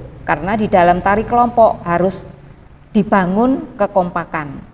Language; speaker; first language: Malay; native; Malay